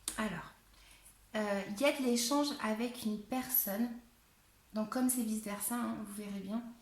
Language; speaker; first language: French; non-native, fluent; Spanish